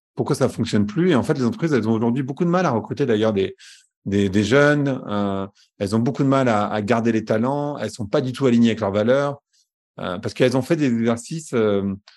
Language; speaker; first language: French; native; French